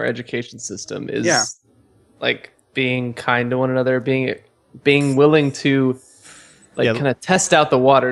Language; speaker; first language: English; native; English